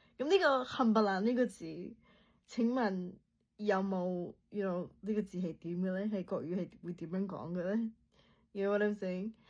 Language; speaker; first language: Cantonese; early bilingual, heritage; Cantonese